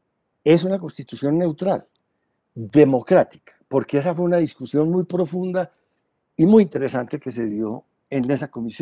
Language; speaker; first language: Spanish; native; Spanish